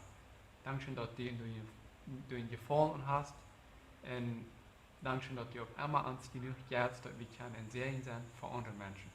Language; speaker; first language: German; non-native, learner; Plautdietsch